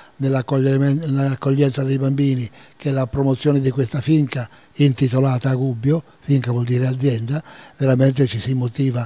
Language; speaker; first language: Italian; native; Italian